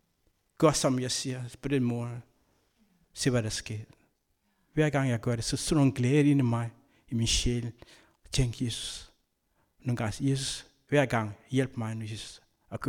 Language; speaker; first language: Danish; non-native, learner; Kabuverdianu